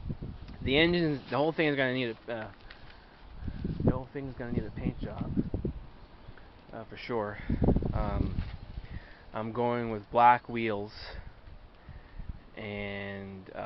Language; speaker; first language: English; native; English